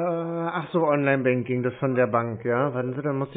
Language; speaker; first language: German; native; German